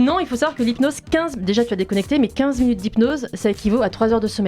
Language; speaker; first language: French; native; French